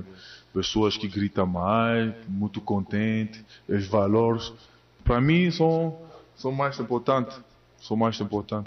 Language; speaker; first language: Portuguese; non-native, learner; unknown